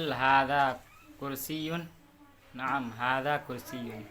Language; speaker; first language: Arabic; non-native, learner; Urdu